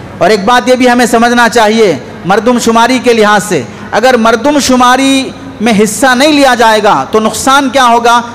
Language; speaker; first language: Urdu; native; Urdu